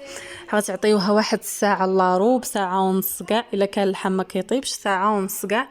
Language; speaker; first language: Arabic; native; Arabic